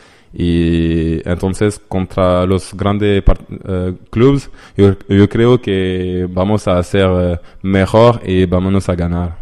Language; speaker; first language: Spanish; non-native, learner; French